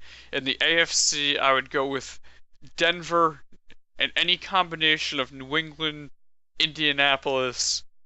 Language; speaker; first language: English; native; English